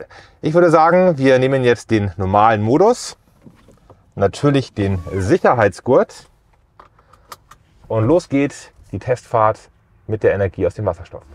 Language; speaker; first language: German; native; German